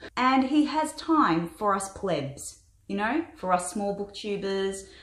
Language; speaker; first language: English; native; English